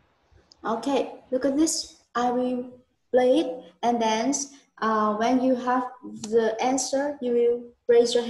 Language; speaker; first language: English; non-native, learner; Vietnamese